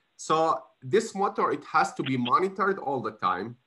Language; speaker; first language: English; non-native, fluent; Arabic